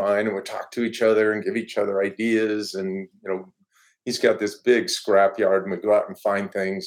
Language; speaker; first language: English; native; English